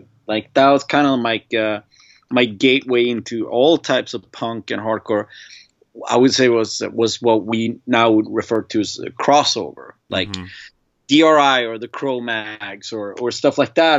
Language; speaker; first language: English; non-native, fluent; Swedish